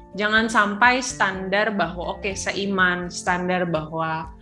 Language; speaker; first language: Indonesian; native; Indonesian